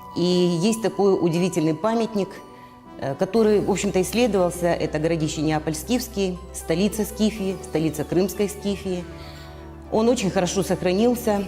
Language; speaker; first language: Russian; native; Russian